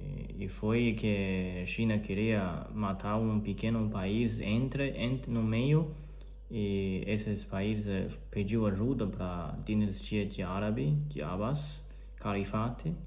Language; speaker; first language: Portuguese; non-native, learner; Chinese